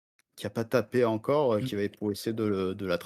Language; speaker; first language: French; native; French